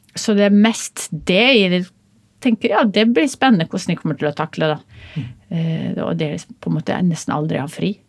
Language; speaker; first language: Norwegian; early bilingual, other home language; Polish